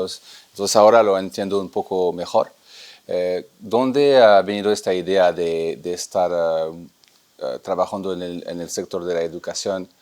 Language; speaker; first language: Spanish; non-native, fluent; French